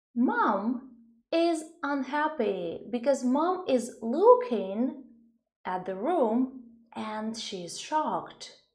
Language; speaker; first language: English; non-native, fluent; Ukrainian